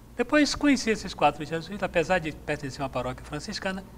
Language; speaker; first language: Portuguese; native; Portuguese